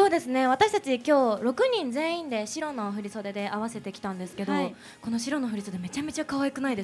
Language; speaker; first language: Japanese; native; Japanese